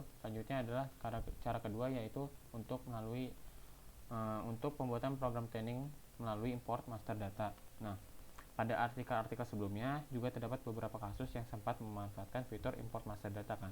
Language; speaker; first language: Indonesian; native; Indonesian